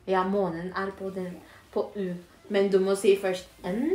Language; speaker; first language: Norwegian; non-native, learner; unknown